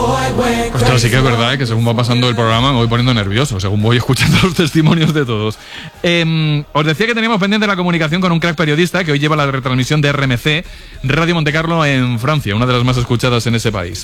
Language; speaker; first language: Spanish; native; Spanish